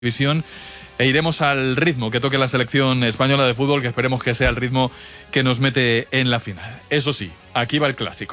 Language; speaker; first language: Spanish; native; Spanish